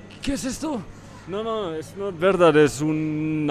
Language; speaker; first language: Spanish; non-native, learner; French